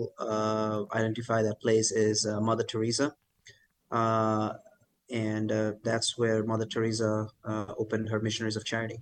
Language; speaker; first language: English; non-native, local second language; Bangla